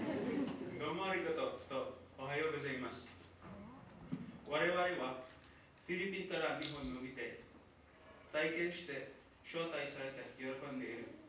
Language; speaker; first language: Japanese; non-native, learner; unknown